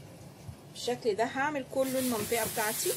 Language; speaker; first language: Arabic; native; Arabic